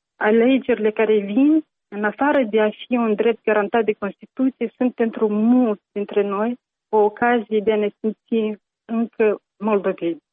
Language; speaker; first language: Romanian; native; Romanian